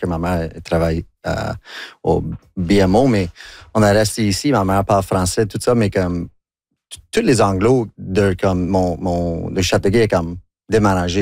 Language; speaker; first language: French; non-native, local second language; English